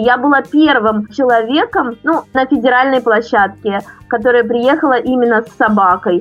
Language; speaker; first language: Russian; native; Russian